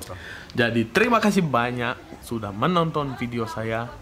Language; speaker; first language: Indonesian; non-native, fluent; Russian